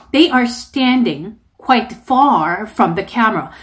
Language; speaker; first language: English; non-native, fluent; Korean